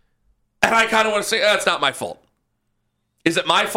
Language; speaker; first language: English; native; English